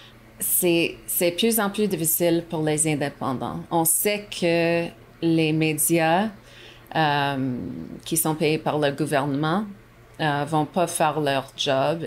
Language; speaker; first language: French; non-native, local second language; English